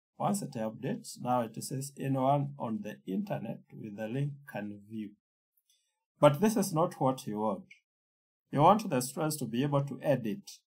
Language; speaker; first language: English; non-native, local second language; Kikuyu